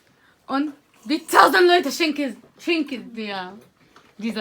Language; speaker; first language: German; non-native, learner; Arabic